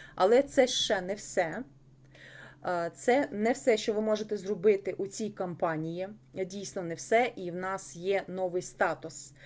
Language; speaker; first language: Ukrainian; non-native, local second language; Russian